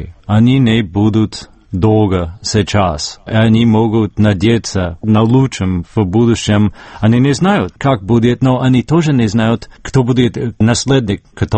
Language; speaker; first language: Russian; non-native, fluent; English